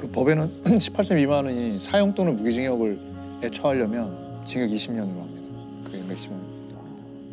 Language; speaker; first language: Korean; native; Korean